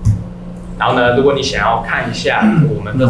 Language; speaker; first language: Chinese; native; Chinese